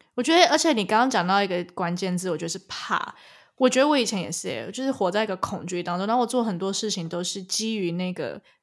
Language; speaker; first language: Chinese; native; Chinese